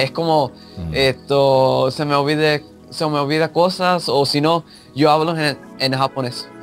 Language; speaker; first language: Spanish; early bilingual, heritage; English